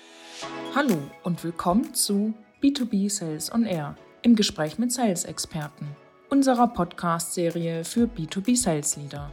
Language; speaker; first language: German; native; German